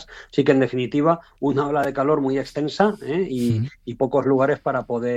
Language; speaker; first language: Spanish; native; Spanish